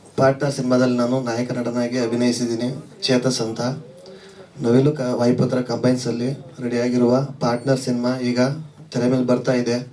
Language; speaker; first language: Kannada; native; Kannada